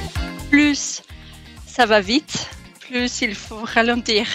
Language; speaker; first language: French; non-native, fluent; Spanish